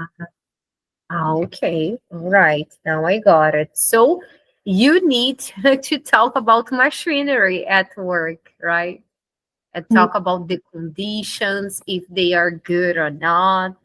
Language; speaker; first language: English; non-native, fluent; Portuguese